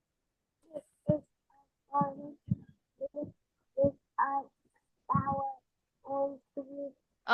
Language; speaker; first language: English; non-native, learner; Filipino